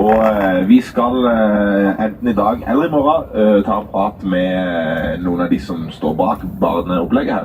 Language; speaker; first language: Norwegian; native; Norwegian